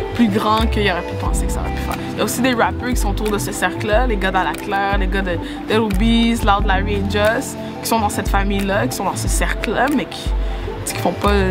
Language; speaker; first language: French; native; French